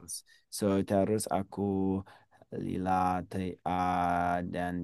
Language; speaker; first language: Indonesian; non-native, learner; English